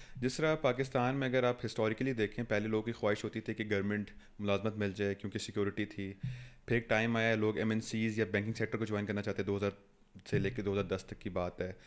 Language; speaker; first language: Urdu; native; Urdu